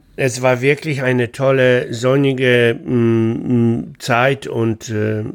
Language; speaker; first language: German; non-native, fluent; Polish